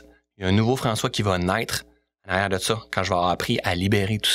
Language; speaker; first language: French; native; French